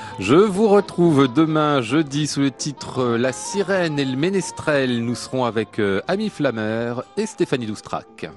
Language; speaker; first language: French; native; French